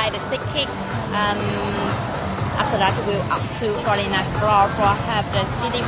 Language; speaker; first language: English; non-native, learner; Vietnamese